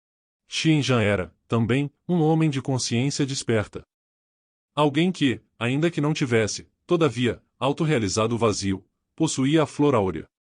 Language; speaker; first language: Portuguese; native; Portuguese